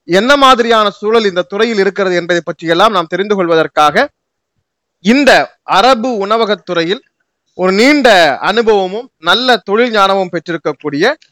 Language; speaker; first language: Tamil; native; Tamil